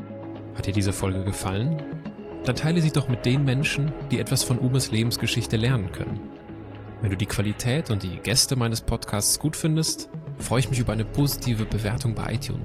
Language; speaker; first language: German; native; German